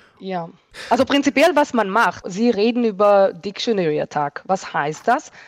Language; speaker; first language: German; non-native, fluent; Hebrew